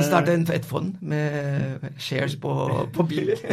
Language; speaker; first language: Norwegian; non-native, fluent; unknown